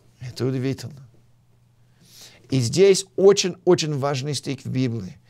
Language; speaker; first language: Russian; non-native, fluent; English